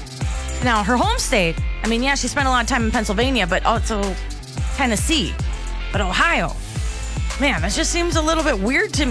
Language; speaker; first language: English; native; English